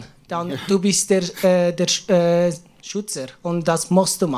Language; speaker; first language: German; non-native, learner; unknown